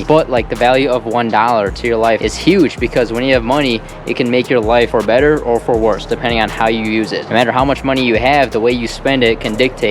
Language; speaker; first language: English; native; English